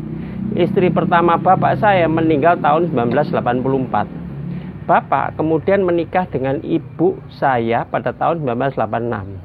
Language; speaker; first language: Indonesian; native; Indonesian